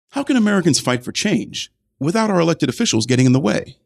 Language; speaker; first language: English; native; English